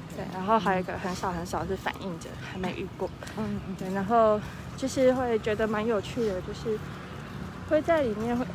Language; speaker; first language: Chinese; native; Chinese